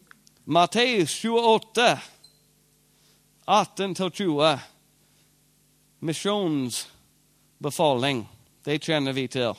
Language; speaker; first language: Norwegian; non-native, fluent; English